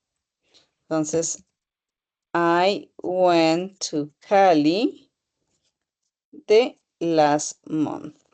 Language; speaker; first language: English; non-native, learner; Spanish